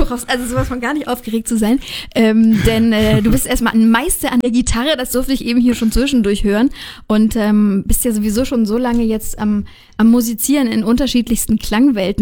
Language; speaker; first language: German; native; German